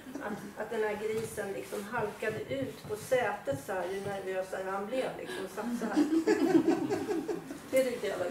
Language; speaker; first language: Swedish; native; Swedish